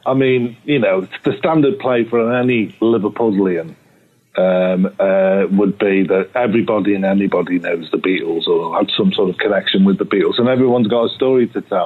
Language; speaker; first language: English; native; English